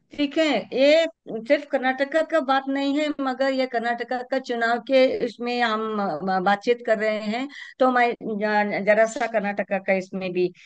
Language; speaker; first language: Hindi; non-native, local second language; Kannada